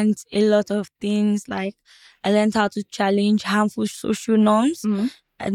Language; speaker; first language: English; non-native, local second language; Fula